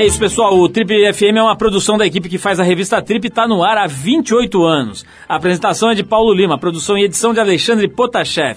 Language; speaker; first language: Portuguese; native; Portuguese